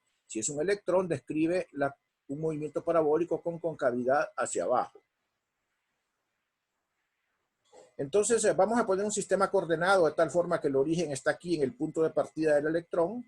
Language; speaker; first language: Spanish; native; Spanish